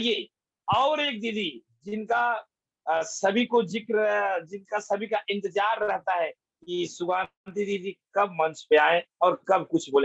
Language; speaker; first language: Hindi; native; Hindi